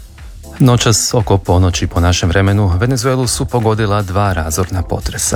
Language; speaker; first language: Serbian; native; Serbian